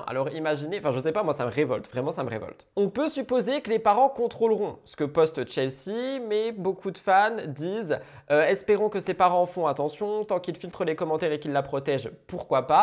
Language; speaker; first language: French; native; French